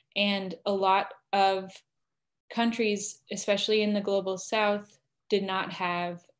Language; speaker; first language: English; native; English